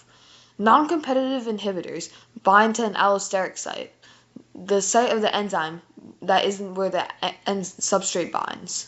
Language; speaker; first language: English; native; English